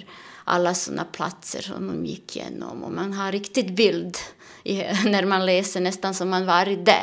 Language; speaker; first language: Swedish; non-native, learner; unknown